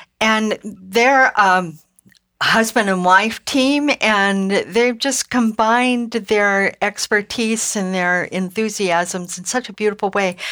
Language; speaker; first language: English; native; English